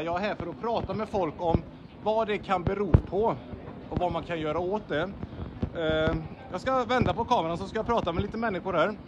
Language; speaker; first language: Swedish; native; Swedish